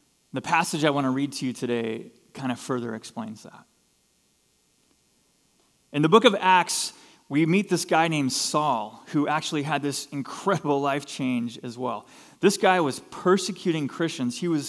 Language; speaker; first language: English; native; English